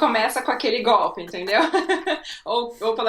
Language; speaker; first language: Portuguese; native; Portuguese